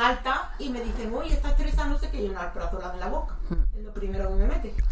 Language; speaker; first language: Spanish; native; Spanish